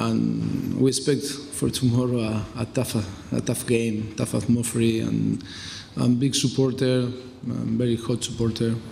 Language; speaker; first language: English; non-native, fluent; Spanish